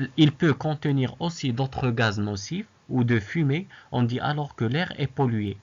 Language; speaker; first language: French; non-native, local second language; Arabic